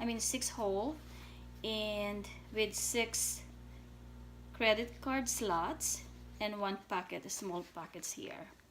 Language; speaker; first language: English; non-native, fluent; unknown